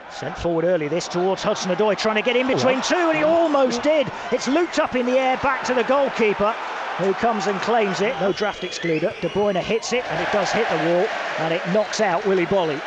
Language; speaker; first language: English; native; English